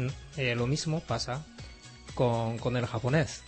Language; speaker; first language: Spanish; non-native, fluent; Japanese